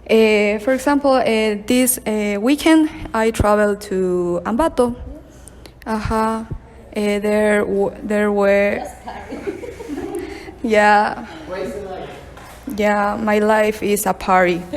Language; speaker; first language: English; non-native, learner; Spanish